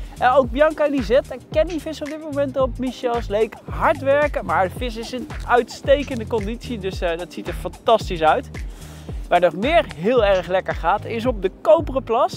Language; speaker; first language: Dutch; native; Dutch